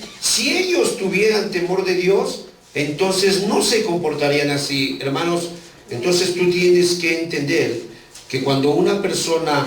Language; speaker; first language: Spanish; native; Spanish